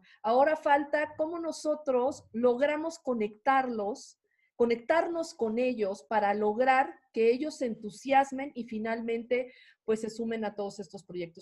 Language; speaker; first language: Spanish; native; Spanish